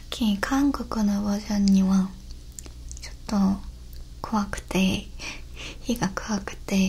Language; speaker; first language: Japanese; non-native, learner; Korean